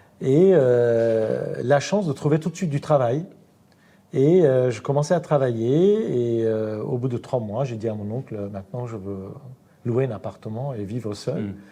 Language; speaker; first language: French; non-native, fluent; Armenian